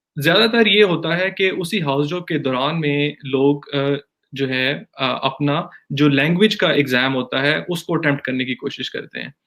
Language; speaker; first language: Urdu; non-native, local second language; Punjabi